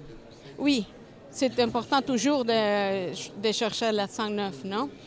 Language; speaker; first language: French; non-native, learner; Spanish